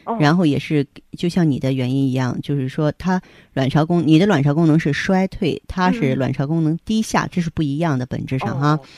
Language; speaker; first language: Chinese; native; Chinese